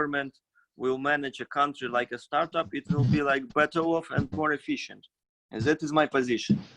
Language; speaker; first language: English; non-native, fluent; Russian